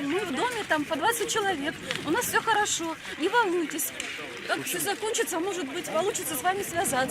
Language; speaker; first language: Russian; native; Russian